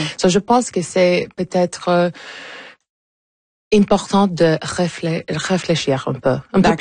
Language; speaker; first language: French; non-native, local second language; English